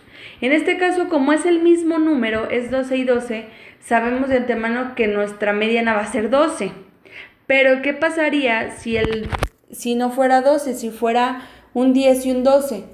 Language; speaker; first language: Spanish; native; Spanish